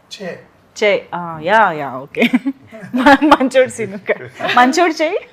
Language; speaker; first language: Telugu; native; Telugu